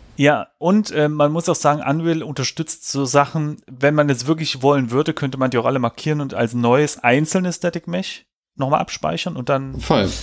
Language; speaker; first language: German; native; German